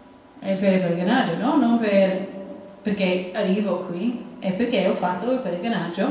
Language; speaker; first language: Italian; non-native, learner; English